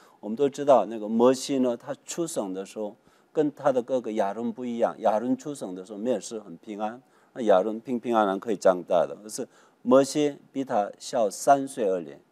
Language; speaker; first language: Chinese; non-native, fluent; Korean